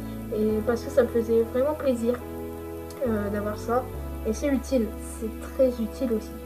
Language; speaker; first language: French; native; French